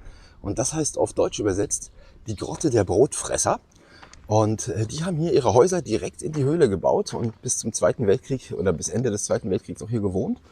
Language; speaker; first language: German; native; German